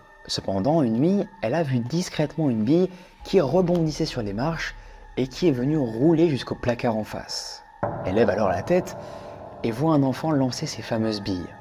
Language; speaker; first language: French; native; French